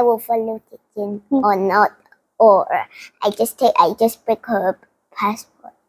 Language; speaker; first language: English; non-native, local second language; Cantonese